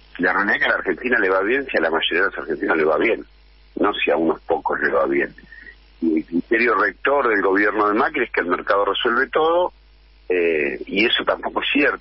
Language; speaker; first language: Spanish; native; Spanish